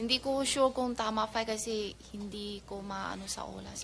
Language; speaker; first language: Filipino; non-native, learner; Chinese